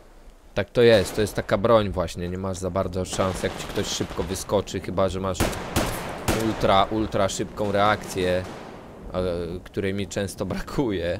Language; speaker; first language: Polish; native; Polish